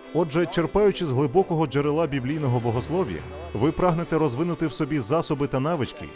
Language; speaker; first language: Ukrainian; non-native, fluent; English